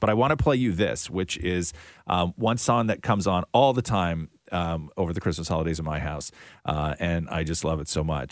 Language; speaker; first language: English; native; English